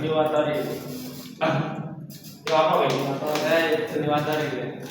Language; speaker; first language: Japanese; non-native, learner; Indonesian